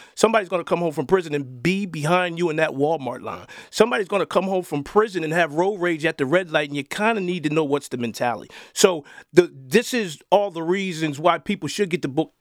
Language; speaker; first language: English; native; English